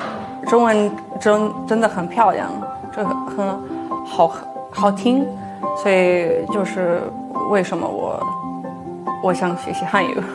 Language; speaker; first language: Chinese; non-native, fluent; Serbian